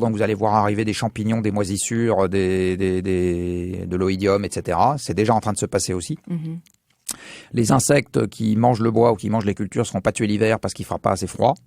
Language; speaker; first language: French; native; French